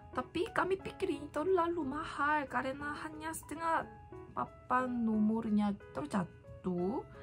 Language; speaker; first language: Indonesian; non-native, learner; Korean